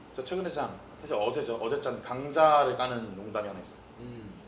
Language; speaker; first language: Korean; early bilingual, heritage; Korean